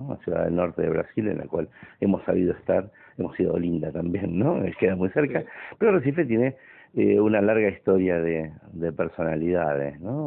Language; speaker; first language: Spanish; native; Spanish